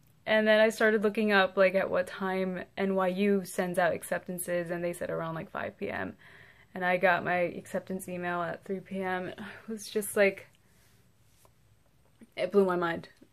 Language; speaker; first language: English; early bilingual, other home language; Spanish